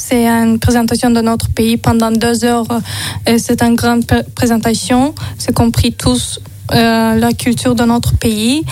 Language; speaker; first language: French; non-native, learner; Azerbaijani